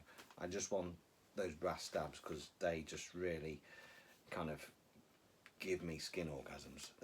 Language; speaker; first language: English; native; English